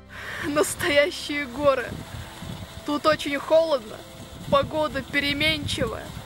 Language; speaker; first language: Russian; native; Russian